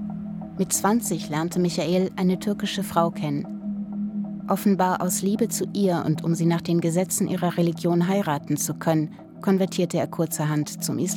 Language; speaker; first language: German; native; German